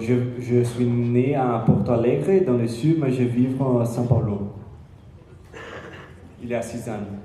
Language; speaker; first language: French; non-native, learner; Portuguese